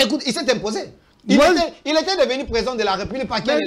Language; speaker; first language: French; non-native, local second language; Lingala